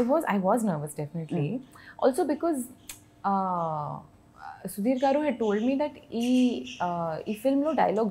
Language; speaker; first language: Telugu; non-native, learner; Kannada